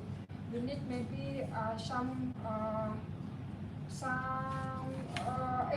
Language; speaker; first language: English; non-native, fluent; Indonesian